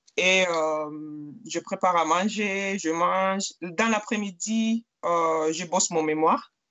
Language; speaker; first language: French; non-native, fluent; Spanish